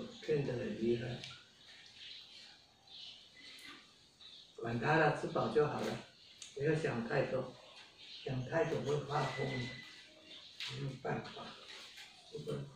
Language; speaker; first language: Chinese; non-native, local second language; Hakka Chinese